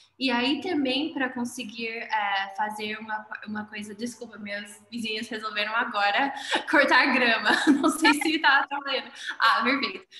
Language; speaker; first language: Portuguese; non-native, fluent; English